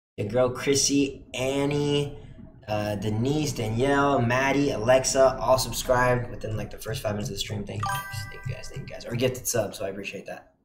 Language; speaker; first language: English; native; English